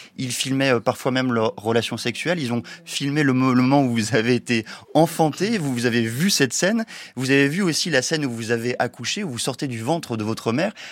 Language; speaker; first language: French; native; French